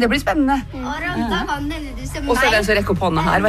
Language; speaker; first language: Norwegian; native; Norwegian